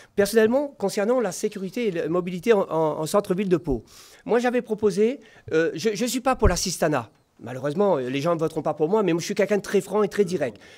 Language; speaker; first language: French; native; French